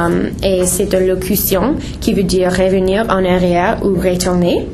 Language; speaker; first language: French; non-native, fluent; English